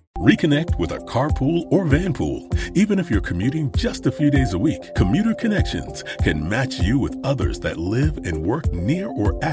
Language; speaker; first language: English; native; English